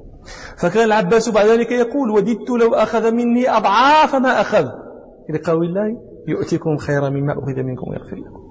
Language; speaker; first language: Arabic; native; Arabic